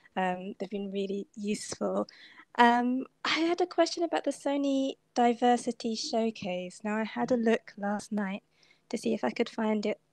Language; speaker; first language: English; native; English